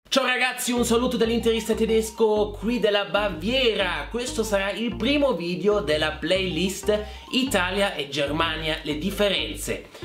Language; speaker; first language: Italian; non-native, fluent; German